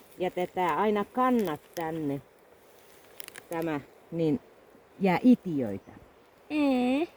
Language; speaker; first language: Finnish; non-native, learner; Thai